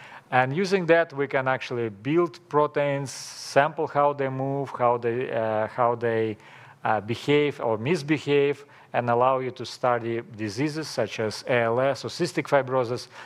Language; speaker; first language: English; non-native, fluent; Russian